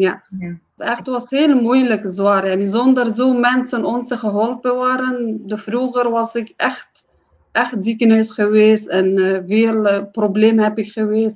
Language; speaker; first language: Dutch; non-native, learner; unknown